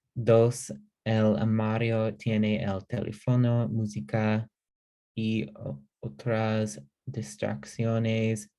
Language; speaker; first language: Spanish; non-native, learner; English